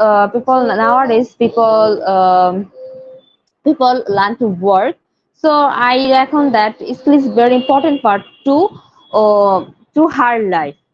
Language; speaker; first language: English; non-native, learner; Bangla